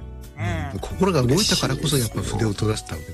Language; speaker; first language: Japanese; native; Japanese